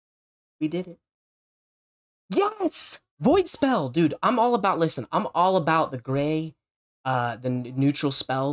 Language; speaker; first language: English; native; English